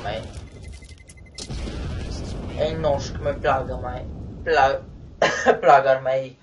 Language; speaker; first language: Norwegian; non-native, learner; Swedish